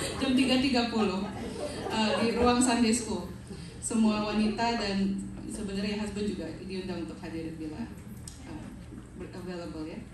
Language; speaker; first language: Indonesian; native; Indonesian